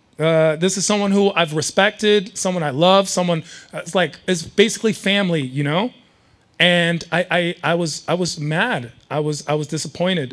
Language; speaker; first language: English; early bilingual, other home language; Persian